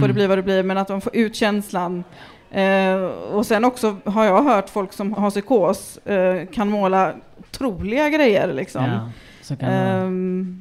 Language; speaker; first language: Swedish; native; Swedish